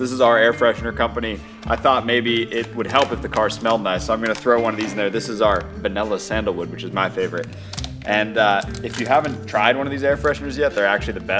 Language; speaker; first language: English; native; English